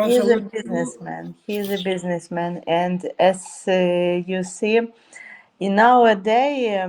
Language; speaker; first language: English; non-native, learner; Ukrainian